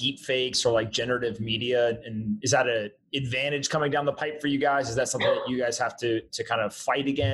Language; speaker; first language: English; native; English